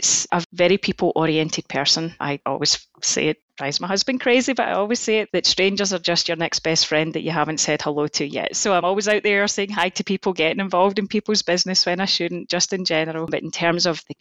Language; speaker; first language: English; native; English